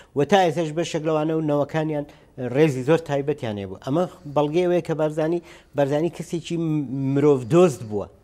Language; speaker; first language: Central Kurdish; native; Central Kurdish